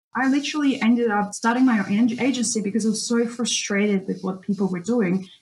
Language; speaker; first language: English; non-native, fluent; Russian